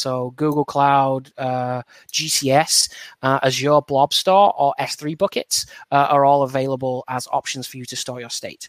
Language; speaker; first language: English; native; English